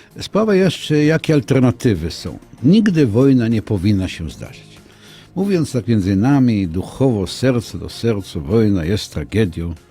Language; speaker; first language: Polish; non-native, fluent; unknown